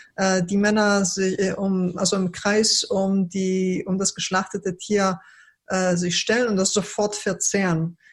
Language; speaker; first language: German; early bilingual, other home language; Polish